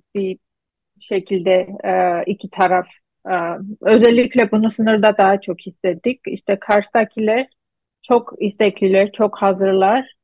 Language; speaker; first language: Turkish; non-native, fluent; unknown